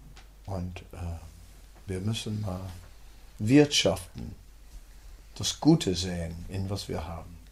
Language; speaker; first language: German; non-native, fluent; Dutch